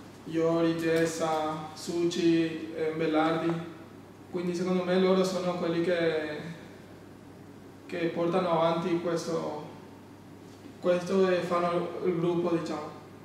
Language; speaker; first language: Italian; non-native, fluent; Spanish